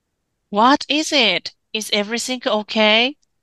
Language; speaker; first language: English; non-native, fluent; Japanese